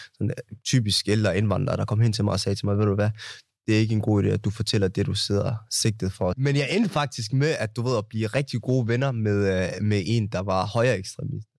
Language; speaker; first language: Danish; early bilingual, other home language; Somali